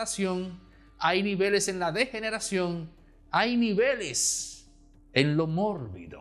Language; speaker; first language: Spanish; native; Spanish